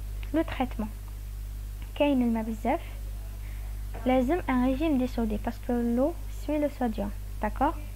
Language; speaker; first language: French; non-native, local second language; Arabic